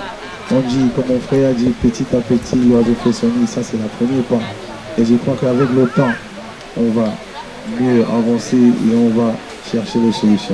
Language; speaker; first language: French; non-native, fluent; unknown